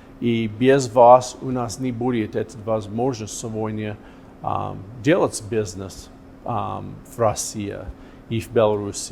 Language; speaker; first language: Russian; non-native, fluent; English